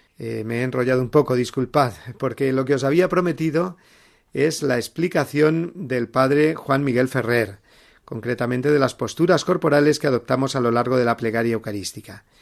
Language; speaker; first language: Spanish; native; Spanish